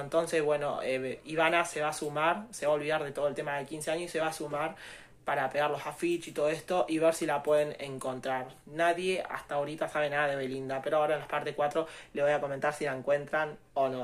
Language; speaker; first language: Spanish; native; Spanish